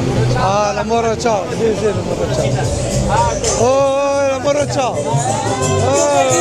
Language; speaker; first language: Spanish; non-native, learner; French